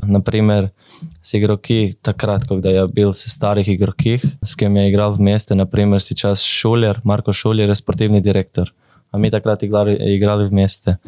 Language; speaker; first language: Russian; non-native, learner; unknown